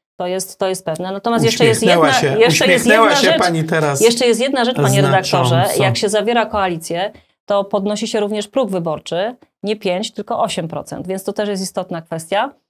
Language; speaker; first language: Polish; native; Polish